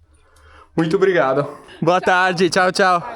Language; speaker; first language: Portuguese; non-native, learner; Italian